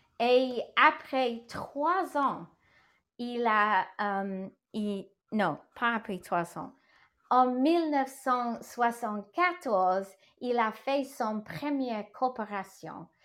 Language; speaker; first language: French; non-native, learner; English